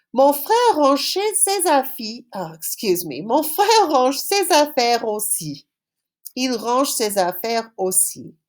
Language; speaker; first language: French; non-native, fluent; English